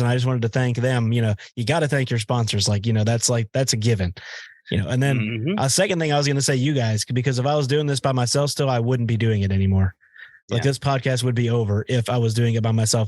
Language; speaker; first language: English; native; English